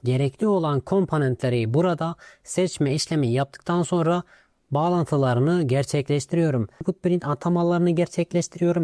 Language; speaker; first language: Turkish; native; Turkish